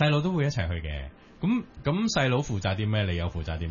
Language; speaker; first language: Cantonese; native; Cantonese